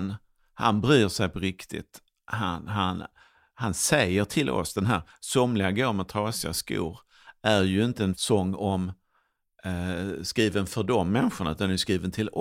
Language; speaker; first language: Swedish; native; Swedish